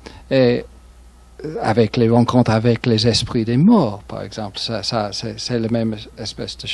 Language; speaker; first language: French; non-native, fluent; English